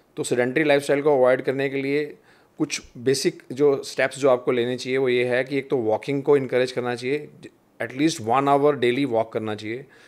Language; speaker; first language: Hindi; non-native, local second language; Punjabi